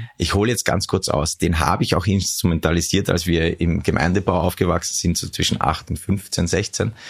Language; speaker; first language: German; early bilingual, other home language; Arabic